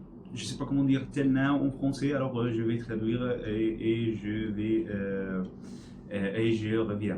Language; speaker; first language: French; non-native, learner; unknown